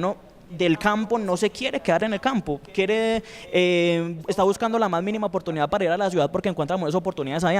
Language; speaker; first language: Spanish; native; Spanish